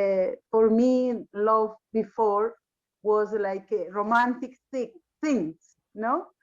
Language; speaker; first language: English; non-native, learner; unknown